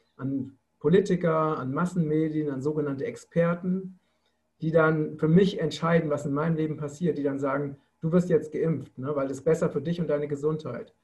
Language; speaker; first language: German; native; German